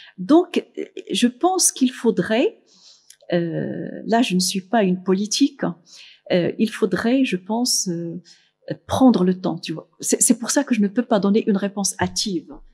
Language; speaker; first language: French; non-native, local second language; Arabic